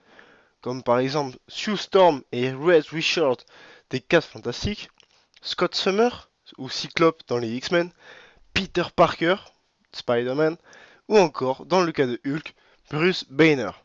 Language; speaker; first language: French; native; French